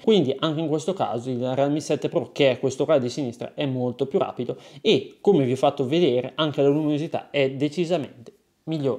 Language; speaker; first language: Italian; native; Italian